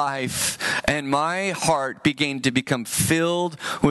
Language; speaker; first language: English; native; English